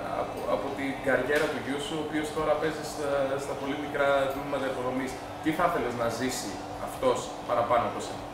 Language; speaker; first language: Greek; native; Greek